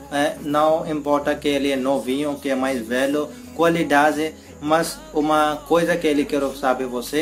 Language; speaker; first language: Portuguese; non-native, learner; Hindi